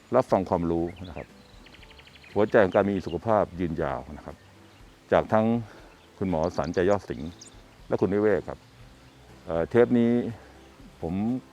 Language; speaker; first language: Thai; native; Thai